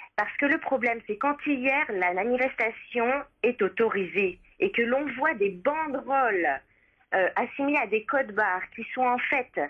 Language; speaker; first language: French; native; French